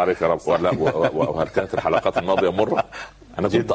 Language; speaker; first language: Arabic; native; Arabic